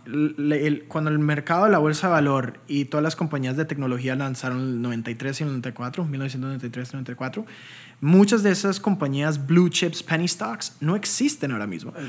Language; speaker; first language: Spanish; early bilingual, heritage; Spanish